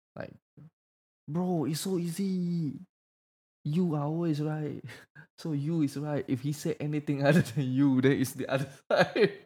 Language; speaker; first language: English; non-native, fluent; Indonesian